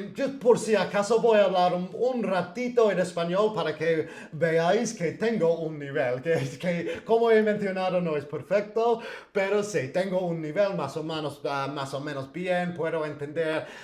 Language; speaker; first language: Spanish; non-native, fluent; English